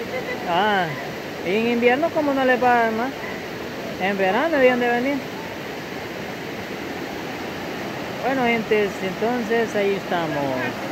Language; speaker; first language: Spanish; native; Spanish